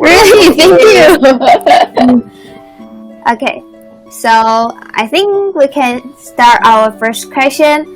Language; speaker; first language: English; non-native, learner; Chinese